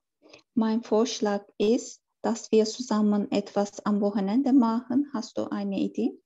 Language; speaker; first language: German; non-native, learner; Turkish